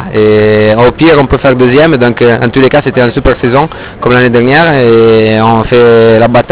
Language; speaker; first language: French; non-native, fluent; Italian